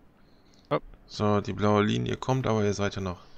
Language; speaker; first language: German; native; German